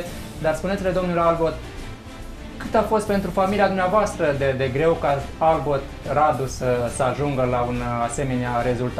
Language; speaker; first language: Romanian; native; Romanian